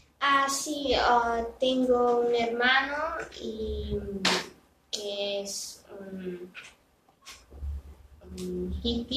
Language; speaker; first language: Spanish; non-native, learner; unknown